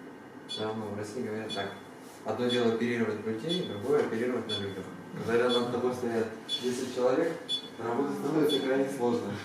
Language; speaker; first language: Russian; native; Russian